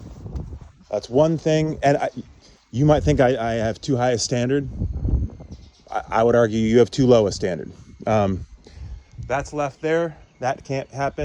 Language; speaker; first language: English; native; English